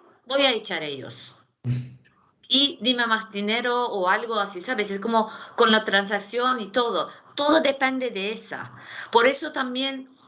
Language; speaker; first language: Spanish; non-native, fluent; Turkish